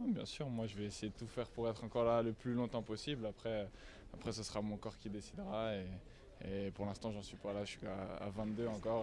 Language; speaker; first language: French; native; French